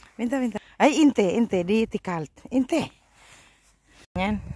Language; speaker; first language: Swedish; non-native, learner; Filipino